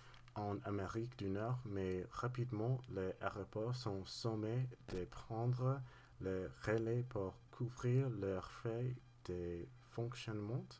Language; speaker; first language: French; non-native, learner; English